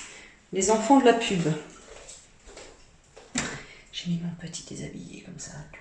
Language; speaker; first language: French; native; French